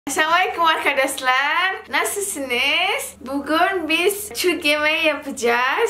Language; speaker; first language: Turkish; non-native, learner; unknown